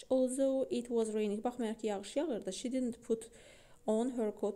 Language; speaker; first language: English; non-native, fluent; Azerbaijani